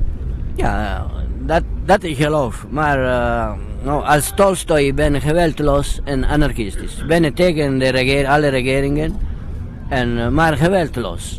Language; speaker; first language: Dutch; non-native, learner; Italian